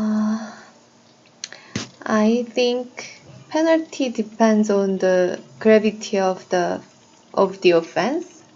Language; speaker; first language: English; non-native, learner; Korean